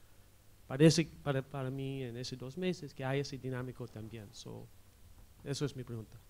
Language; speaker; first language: Spanish; non-native, fluent; English